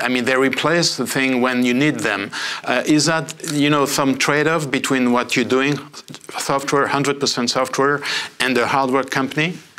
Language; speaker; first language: English; non-native, fluent; French